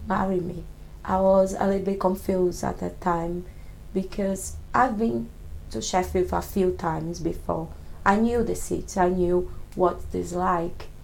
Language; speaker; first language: English; non-native, fluent; Portuguese